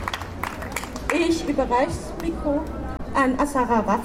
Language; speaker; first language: German; early bilingual, other home language; Turkish